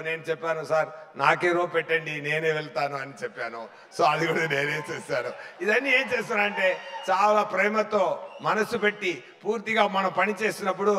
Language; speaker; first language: Telugu; non-native, fluent; Tamil